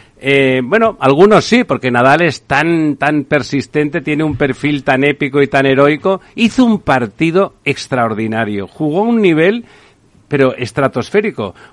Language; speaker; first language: Spanish; native; Spanish